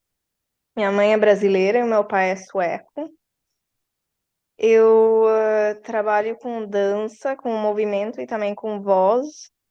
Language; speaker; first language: Portuguese; early bilingual, heritage; Portuguese